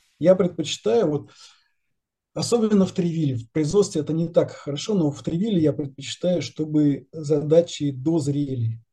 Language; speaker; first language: Russian; native; Russian